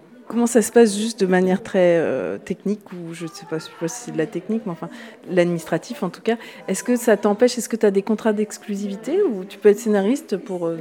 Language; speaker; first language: French; native; French